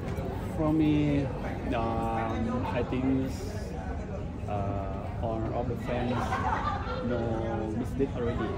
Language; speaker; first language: English; non-native, learner; Thai